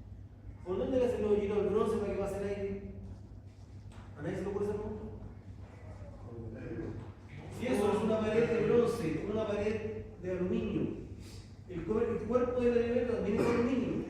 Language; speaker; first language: Spanish; native; Spanish